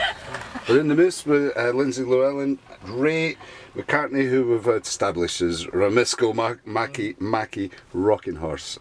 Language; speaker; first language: English; native; English